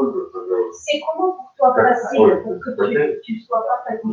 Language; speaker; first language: French; non-native, learner; Russian